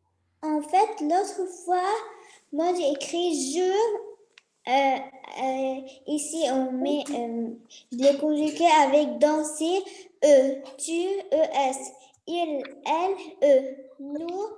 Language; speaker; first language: French; non-native, learner; Arabic